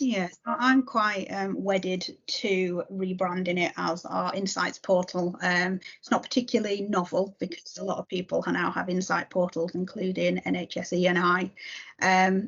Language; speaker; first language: English; native; English